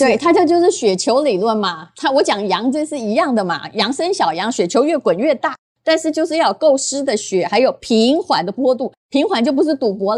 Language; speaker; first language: Chinese; native; Chinese